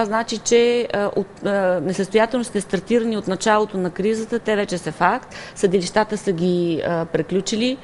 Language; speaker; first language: Bulgarian; native; Bulgarian